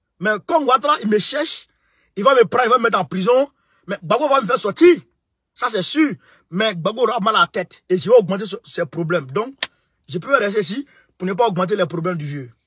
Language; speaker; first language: French; non-native, local second language; Bambara